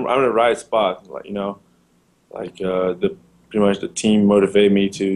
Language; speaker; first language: English; non-native, learner; Portuguese